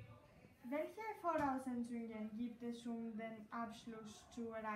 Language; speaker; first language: German; non-native, learner; Greek